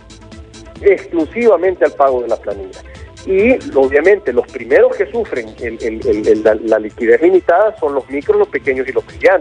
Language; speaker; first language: Spanish; native; Spanish